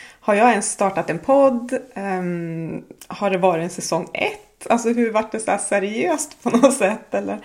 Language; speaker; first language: Swedish; native; Swedish